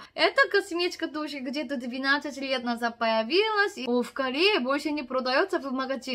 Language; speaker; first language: Russian; non-native, learner; Korean